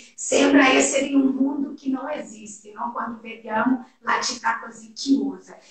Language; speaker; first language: Italian; non-native, fluent; Portuguese